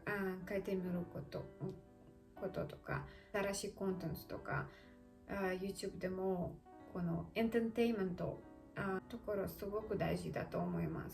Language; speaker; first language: Japanese; non-native, learner; Russian